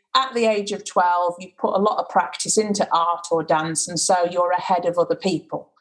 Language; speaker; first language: English; native; English